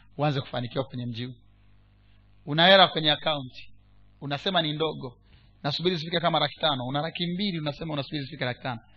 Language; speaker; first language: Swahili; non-native, local second language; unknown